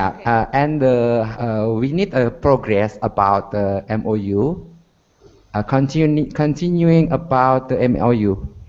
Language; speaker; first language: English; non-native, learner; Indonesian